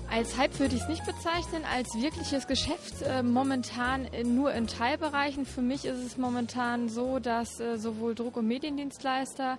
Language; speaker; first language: German; native; German